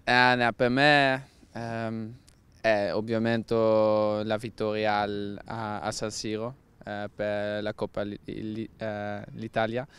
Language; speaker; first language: Italian; non-native, learner; Dutch